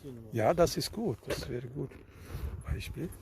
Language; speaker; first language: German; non-native, learner; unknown